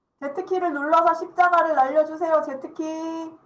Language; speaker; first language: Korean; native; Korean